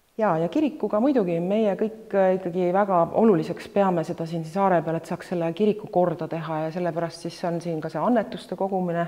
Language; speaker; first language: Estonian; native; Estonian